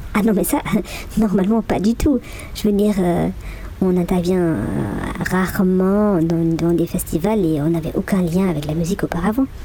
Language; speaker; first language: French; non-native, local second language; Swiss German